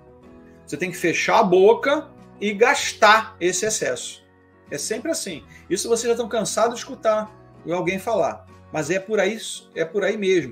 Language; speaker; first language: Portuguese; native; Portuguese